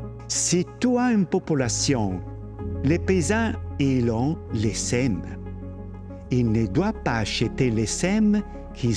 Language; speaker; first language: French; non-native, learner; Italian